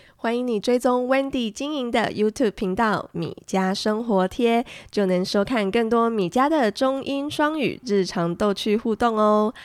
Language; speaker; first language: Chinese; native; Chinese